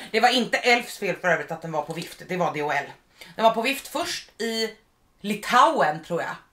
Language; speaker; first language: Swedish; native; Swedish